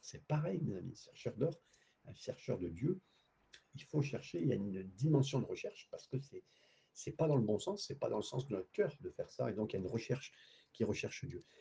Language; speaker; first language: French; native; French